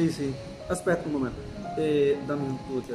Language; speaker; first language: Italian; non-native, learner; Urdu